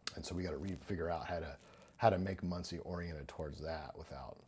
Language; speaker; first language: English; native; English